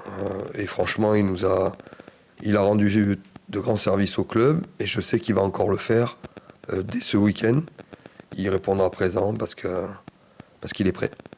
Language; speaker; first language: French; native; French